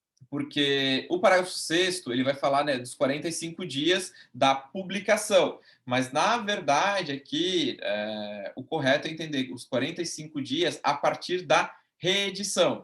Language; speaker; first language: Portuguese; native; Portuguese